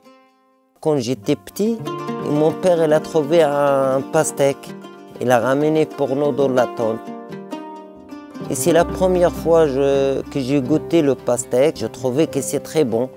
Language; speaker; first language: French; non-native, learner; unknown